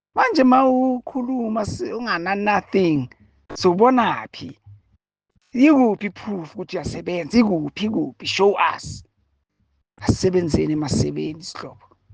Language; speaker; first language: Zulu; native; Zulu